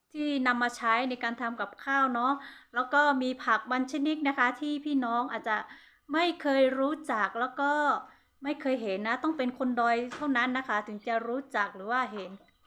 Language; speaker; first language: Thai; non-native, local second language; Karen languages